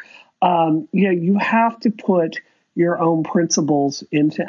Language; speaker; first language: English; native; English